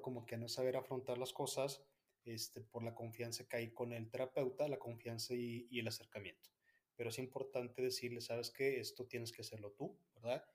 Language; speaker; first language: Spanish; native; Spanish